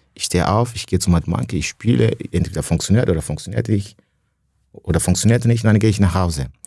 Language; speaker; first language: German; non-native, fluent; Rundi